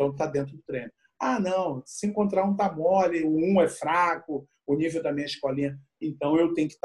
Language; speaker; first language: Portuguese; native; Portuguese